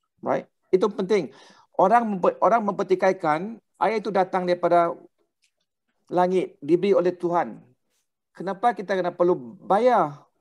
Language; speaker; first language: Malay; non-native, local second language; Thai